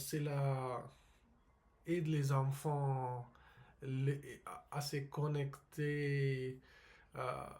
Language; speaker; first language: French; non-native, learner; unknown